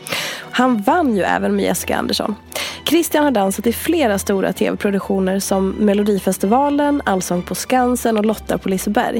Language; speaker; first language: Swedish; native; Swedish